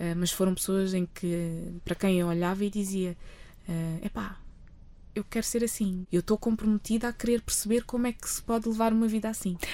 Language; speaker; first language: Portuguese; early bilingual, other home language; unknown